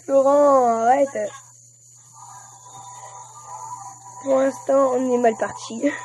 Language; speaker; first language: French; native; French